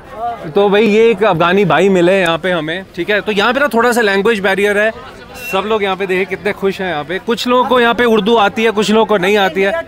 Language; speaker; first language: Hindi; native; Hindi